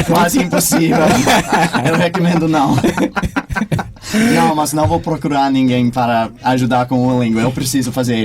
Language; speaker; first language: Portuguese; non-native, fluent; English